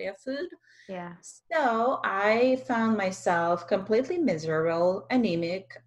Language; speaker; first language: English; non-native, fluent; Russian